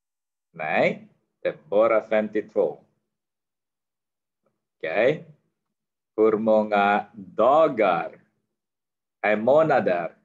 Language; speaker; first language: Swedish; non-native, fluent; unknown